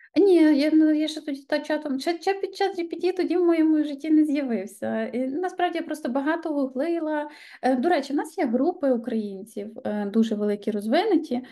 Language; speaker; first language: Ukrainian; native; Ukrainian